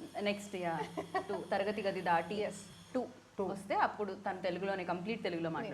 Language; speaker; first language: Telugu; native; Telugu